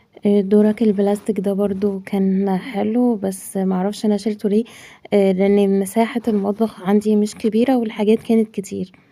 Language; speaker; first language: Arabic; native; Arabic